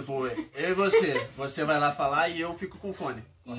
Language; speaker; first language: Portuguese; native; Portuguese